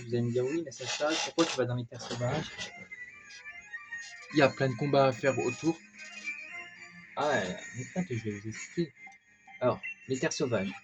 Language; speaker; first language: French; native; French